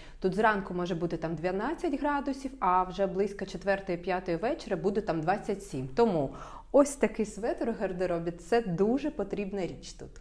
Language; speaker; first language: Ukrainian; non-native, local second language; Russian